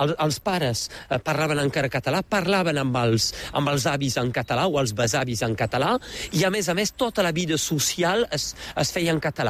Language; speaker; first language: Catalan; native; Catalan